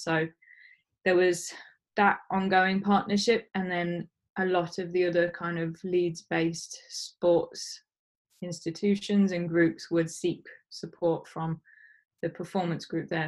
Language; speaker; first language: English; native; English